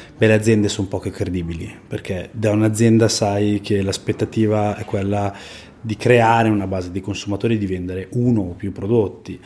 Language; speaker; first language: Italian; native; Italian